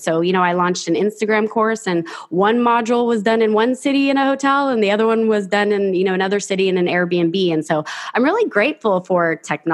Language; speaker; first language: English; native; English